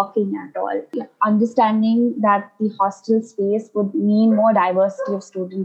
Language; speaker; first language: English; non-native, local second language; Nepali